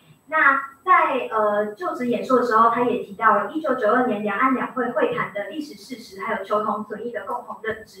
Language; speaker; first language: Chinese; native; Chinese